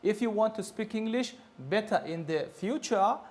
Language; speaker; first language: English; non-native, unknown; Tajik